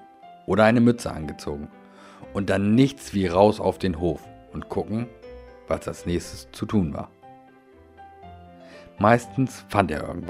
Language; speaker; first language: German; native; German